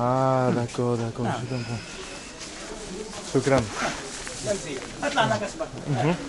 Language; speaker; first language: French; non-native, learner; Spanish